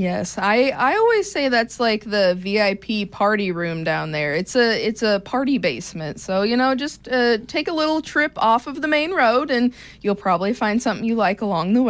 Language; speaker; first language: English; native; English